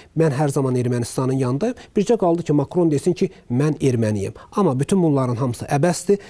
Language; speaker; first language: Azerbaijani; native; Azerbaijani